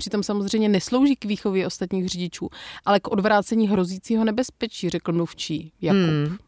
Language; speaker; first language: Czech; native; Czech